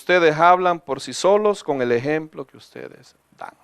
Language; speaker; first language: Spanish; native; Spanish